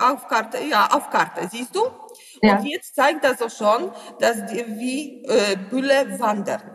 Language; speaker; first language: German; non-native, learner; Polish